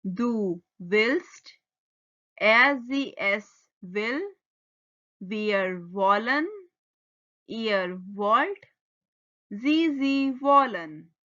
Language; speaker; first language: German; non-native, fluent; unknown